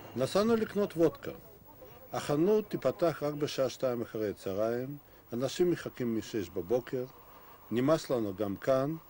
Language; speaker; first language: Hebrew; non-native, fluent; Russian